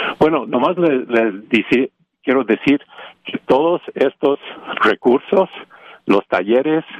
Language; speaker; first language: Spanish; early bilingual, heritage; Spanish